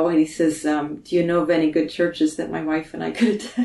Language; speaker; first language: English; native; English